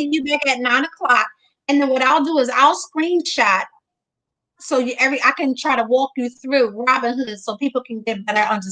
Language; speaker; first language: English; native; English